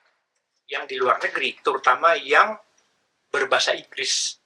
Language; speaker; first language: Indonesian; native; Indonesian